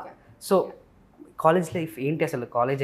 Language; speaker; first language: Telugu; native; Telugu